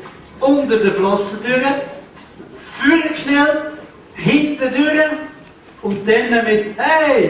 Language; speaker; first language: German; native; German